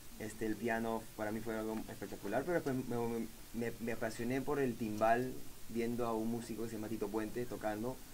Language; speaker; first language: Spanish; early bilingual, heritage; Spanish